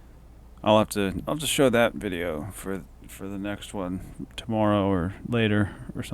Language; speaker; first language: English; native; English